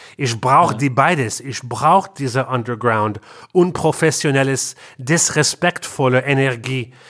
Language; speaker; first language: German; non-native, learner; English